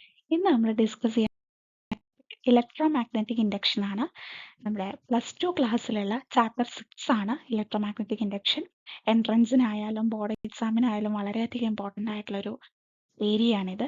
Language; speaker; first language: Malayalam; native; Malayalam